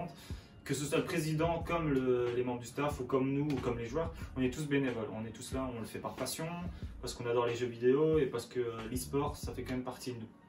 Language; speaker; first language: French; native; French